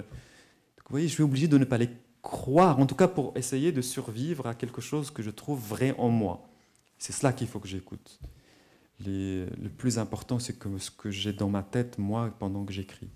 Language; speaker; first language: French; non-native, local second language; Arabic